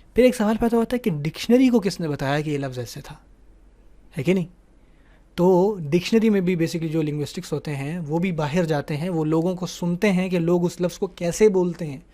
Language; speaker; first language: Urdu; native; Urdu